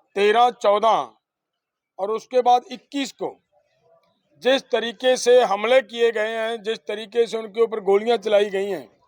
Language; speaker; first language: Hindi; non-native, local second language; Punjabi